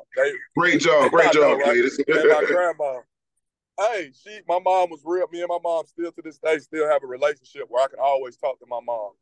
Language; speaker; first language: English; native; English